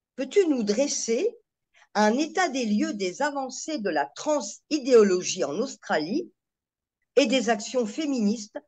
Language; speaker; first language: French; native; French